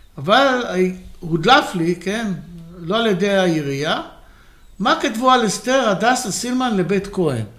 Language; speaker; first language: Hebrew; native; Hebrew